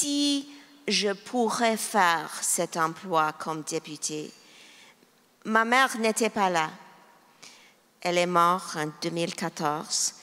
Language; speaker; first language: French; non-native, local second language; English